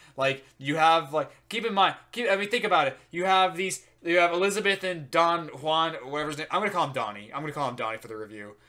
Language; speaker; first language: English; native; English